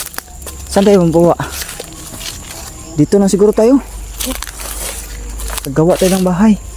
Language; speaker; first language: Filipino; non-native, local second language; Cebuano